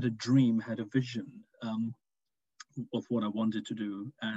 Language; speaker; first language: English; non-native, local second language; Urdu